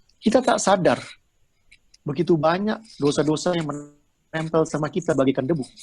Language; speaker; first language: Indonesian; native; Indonesian